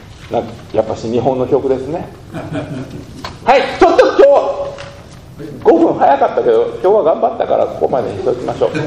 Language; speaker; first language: Japanese; native; Japanese